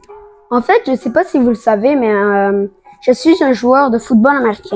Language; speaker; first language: French; native; French